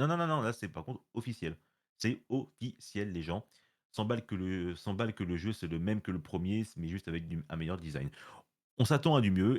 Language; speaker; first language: French; native; French